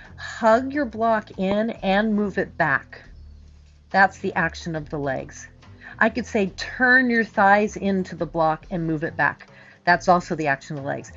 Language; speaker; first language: English; native; English